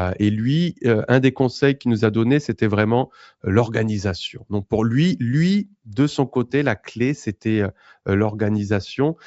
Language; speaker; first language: French; native; French